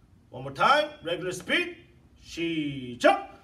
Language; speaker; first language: English; non-native, fluent; Korean